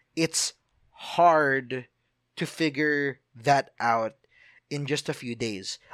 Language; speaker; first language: English; non-native, local second language; Filipino